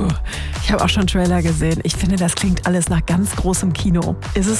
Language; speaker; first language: German; native; German